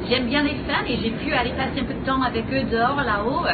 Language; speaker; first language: French; native; French